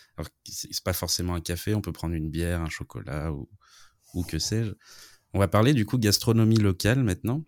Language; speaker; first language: French; native; French